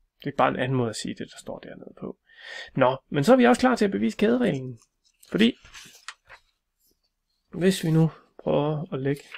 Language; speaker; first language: Danish; native; Danish